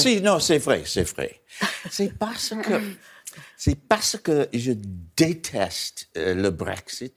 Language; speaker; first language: French; non-native, learner; English